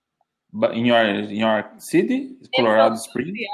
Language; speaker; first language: English; non-native, learner; Portuguese